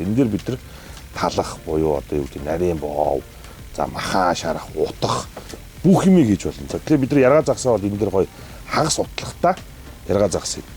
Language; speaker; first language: Mongolian; native; Mongolian